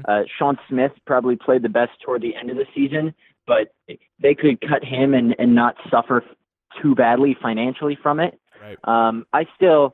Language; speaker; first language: English; native; English